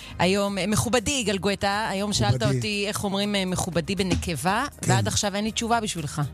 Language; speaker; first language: Hebrew; native; Hebrew